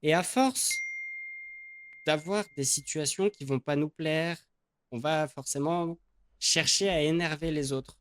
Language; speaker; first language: French; native; French